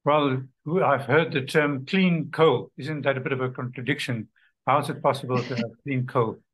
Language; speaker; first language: English; non-native, local second language; Afrikaans